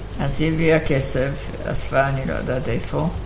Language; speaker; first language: Hebrew; non-native, fluent; Polish